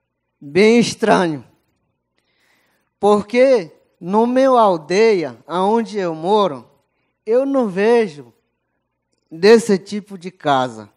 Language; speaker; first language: Portuguese; non-native, local second language; Yanomámi